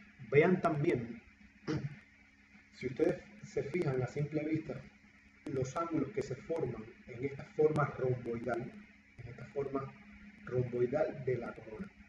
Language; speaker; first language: Spanish; native; Spanish